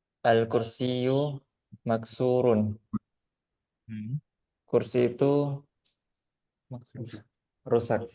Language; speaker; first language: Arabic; non-native, learner; Indonesian